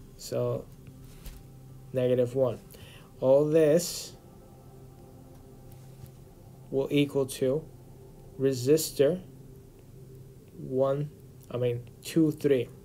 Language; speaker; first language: English; native; English